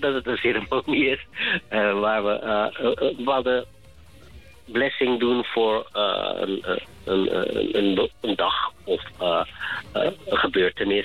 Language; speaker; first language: Dutch; native; Dutch